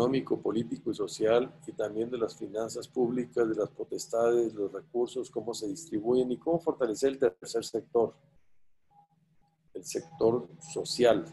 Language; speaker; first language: Spanish; native; Spanish